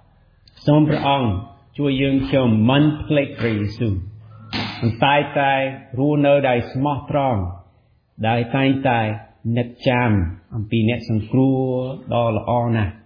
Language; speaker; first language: Khmer; non-native, fluent; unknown